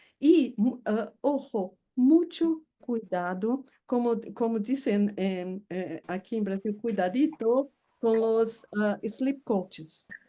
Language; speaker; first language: Spanish; non-native, fluent; Portuguese